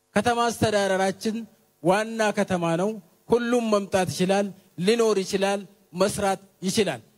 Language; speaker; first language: Amharic; non-native, local second language; Oromo